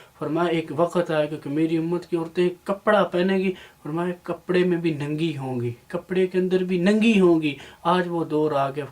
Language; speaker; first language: Urdu; non-native, local second language; Punjabi